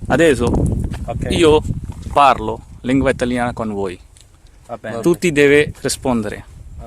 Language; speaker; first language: Italian; non-native, learner; Sindhi